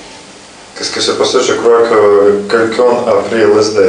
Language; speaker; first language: French; non-native, learner; Russian